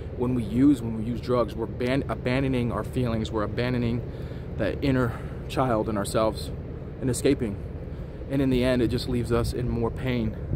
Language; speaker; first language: English; native; English